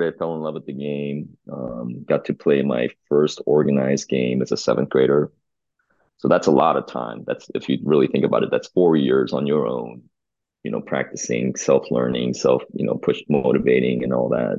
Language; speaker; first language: English; early bilingual, other home language; Korean